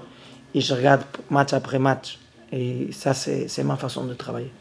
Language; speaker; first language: French; non-native, learner; Portuguese